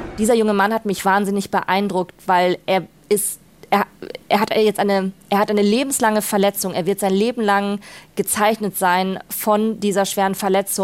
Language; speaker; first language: German; native; German